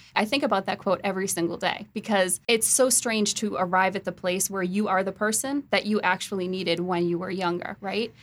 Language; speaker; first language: English; native; English